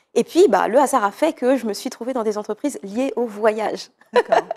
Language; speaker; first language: French; native; French